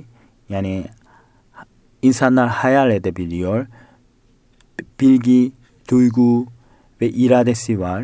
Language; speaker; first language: Turkish; non-native, fluent; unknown